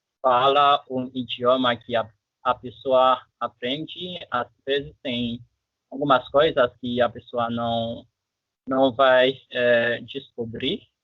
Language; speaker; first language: Portuguese; non-native, fluent; French